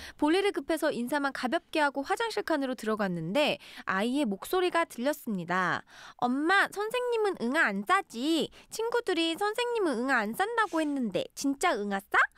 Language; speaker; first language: Korean; native; Korean